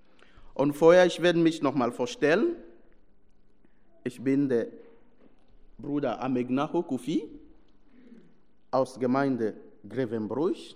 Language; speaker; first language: German; non-native, fluent; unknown